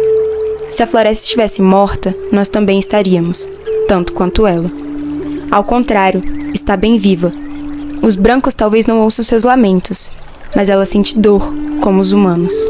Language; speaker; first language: Portuguese; native; Portuguese